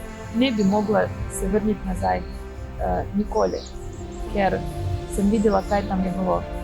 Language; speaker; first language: Slovenian; non-native, learner; Russian